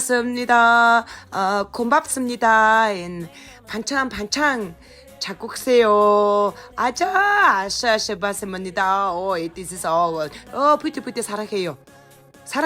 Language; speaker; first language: Korean; non-native, learner; Mongolian